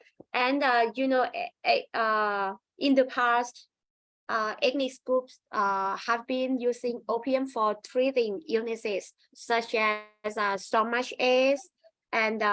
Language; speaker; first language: English; non-native, learner; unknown